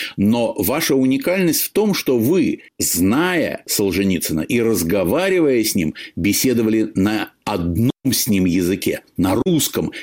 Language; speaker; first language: Russian; native; Russian